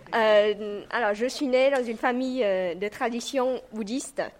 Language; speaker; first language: French; non-native, fluent; Vietnamese